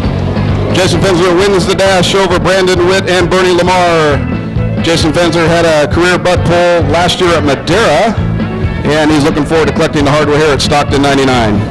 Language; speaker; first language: English; native; English